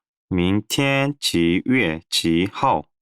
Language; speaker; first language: Chinese; non-native, learner; Korean